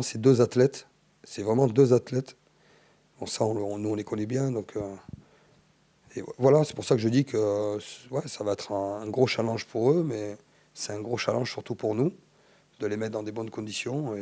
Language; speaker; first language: French; native; French